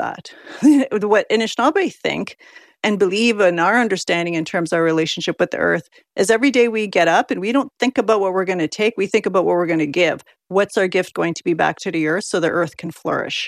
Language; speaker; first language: English; native; English